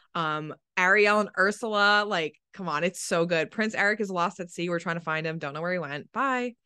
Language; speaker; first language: English; native; English